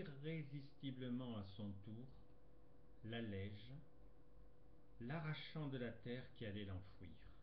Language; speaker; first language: French; native; French